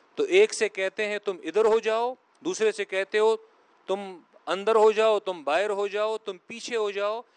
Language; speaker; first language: Urdu; non-native, local second language; Pashto